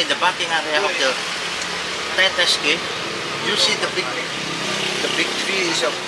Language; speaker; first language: English; non-native, learner; Indonesian